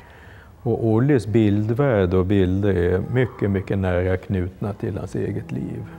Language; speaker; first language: Swedish; native; Swedish